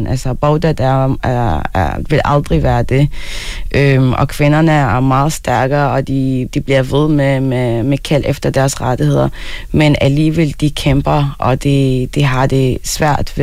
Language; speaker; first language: Danish; early bilingual, other home language; Arabic